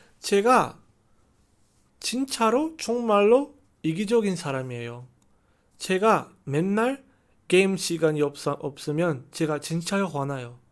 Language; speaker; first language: Korean; non-native, learner; Chinese